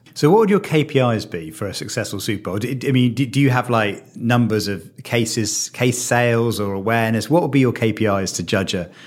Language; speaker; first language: English; native; English